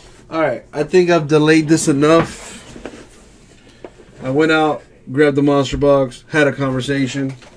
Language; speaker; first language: English; native; English